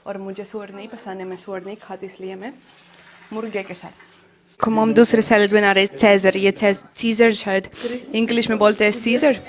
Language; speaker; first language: Hindi; non-native, fluent; Russian